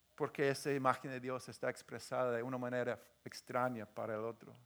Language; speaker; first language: Spanish; non-native, fluent; English